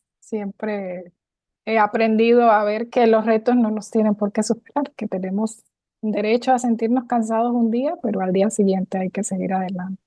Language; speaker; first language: Spanish; native; Spanish